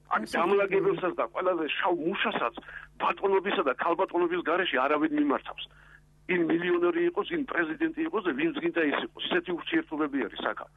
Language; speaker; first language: Georgian; native; Georgian